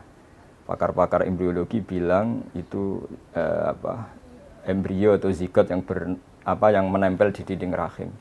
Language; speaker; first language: Indonesian; native; Indonesian